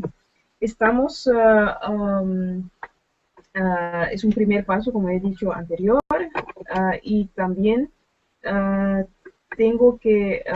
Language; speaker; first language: Spanish; non-native, learner; Dutch